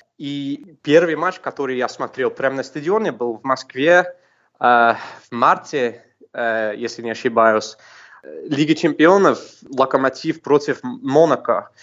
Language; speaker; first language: Russian; non-native, fluent; English